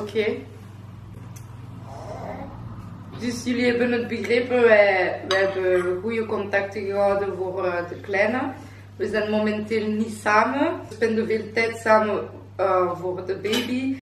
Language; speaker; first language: Dutch; non-native, local second language; French